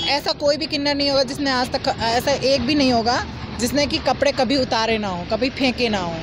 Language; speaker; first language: Hindi; native; Hindi